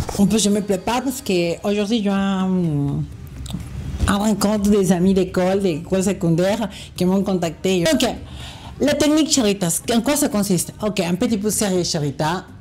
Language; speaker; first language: French; non-native, fluent; Spanish